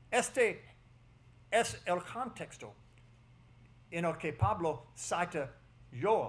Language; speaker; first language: Spanish; non-native, fluent; English